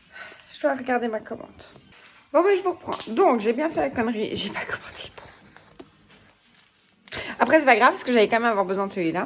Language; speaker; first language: French; native; French